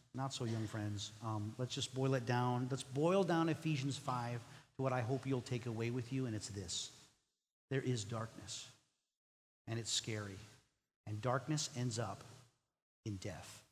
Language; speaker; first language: English; non-native, fluent; Spanish